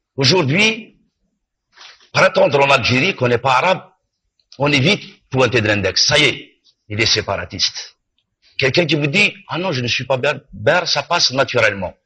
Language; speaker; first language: French; non-native, local second language; Kabyle